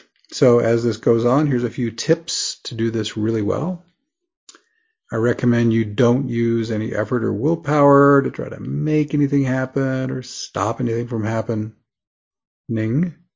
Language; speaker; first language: English; native; English